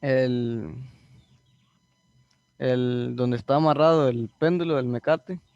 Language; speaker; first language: Spanish; native; Spanish